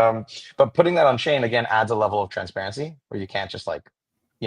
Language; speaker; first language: English; native; English